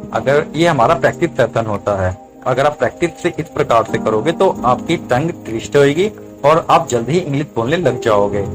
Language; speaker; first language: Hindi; native; Hindi